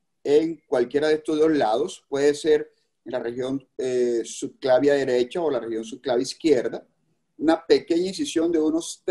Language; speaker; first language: Spanish; native; Spanish